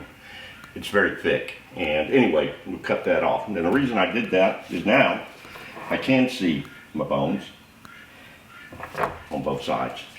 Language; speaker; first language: English; native; English